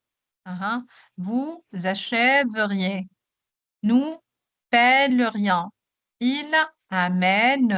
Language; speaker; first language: French; non-native, local second language; Arabic